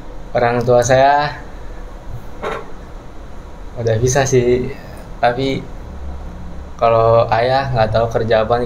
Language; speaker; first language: Indonesian; native; Indonesian